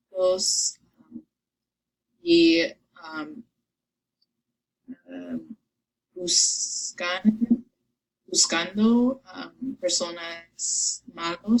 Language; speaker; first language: Spanish; non-native, learner; English